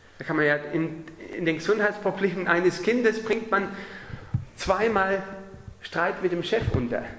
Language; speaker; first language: German; native; German